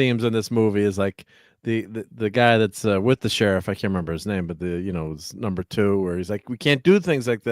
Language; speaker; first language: English; native; English